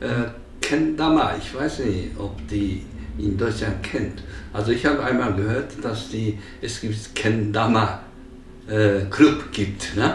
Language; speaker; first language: German; non-native, fluent; Japanese